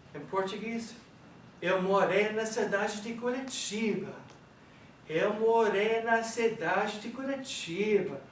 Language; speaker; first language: Portuguese; non-native, fluent; English